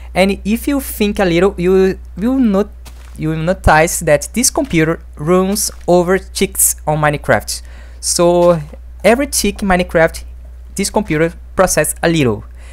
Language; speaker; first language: English; non-native, fluent; Portuguese